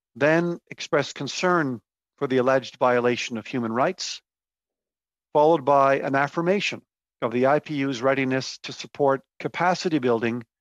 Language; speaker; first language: English; native; English